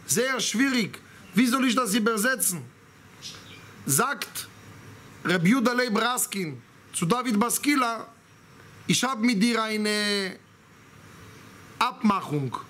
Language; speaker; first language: German; non-native, fluent; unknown